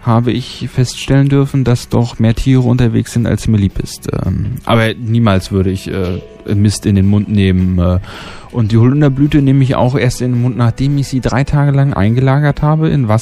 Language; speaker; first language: German; native; German